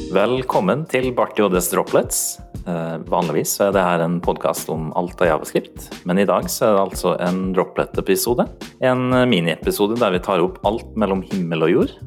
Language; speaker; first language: Norwegian; native; Norwegian